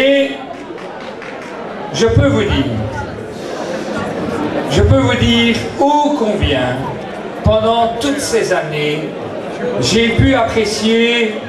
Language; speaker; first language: French; native; French